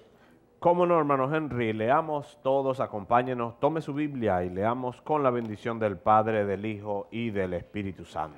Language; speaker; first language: Spanish; native; Spanish